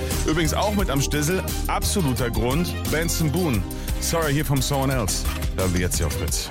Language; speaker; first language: German; native; German